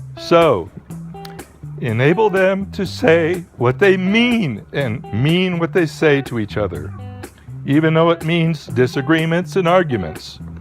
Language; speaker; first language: English; native; English